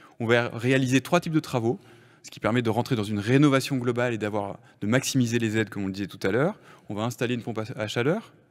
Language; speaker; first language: French; native; French